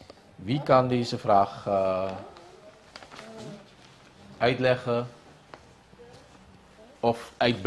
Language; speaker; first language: Dutch; non-native, local second language; Papiamento